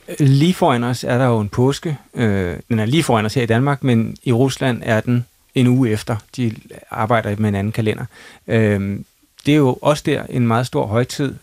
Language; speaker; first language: Danish; native; Danish